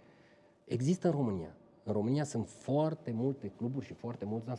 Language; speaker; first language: Romanian; native; Romanian